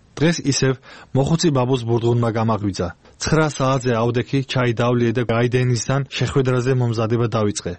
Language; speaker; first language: Georgian; non-native, local second language; Azerbaijani